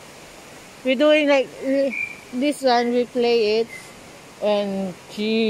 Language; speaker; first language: English; non-native, learner; Filipino